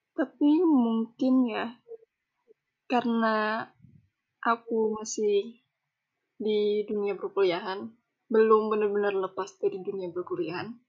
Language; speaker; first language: Indonesian; non-native, local second language; Banjar